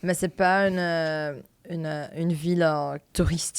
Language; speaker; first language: French; non-native, learner; Portuguese